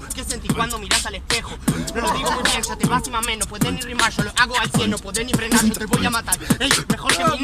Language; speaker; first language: Spanish; native; Spanish